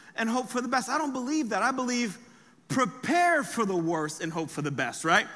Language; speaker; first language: English; early bilingual, other home language; French